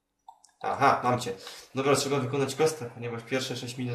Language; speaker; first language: Polish; native; Polish